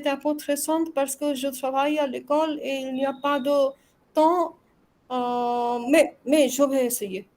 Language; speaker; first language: French; non-native, fluent; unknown